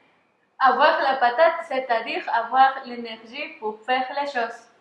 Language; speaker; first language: French; non-native, fluent; Spanish